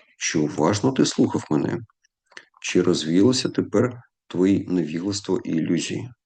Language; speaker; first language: Ukrainian; non-native, local second language; Russian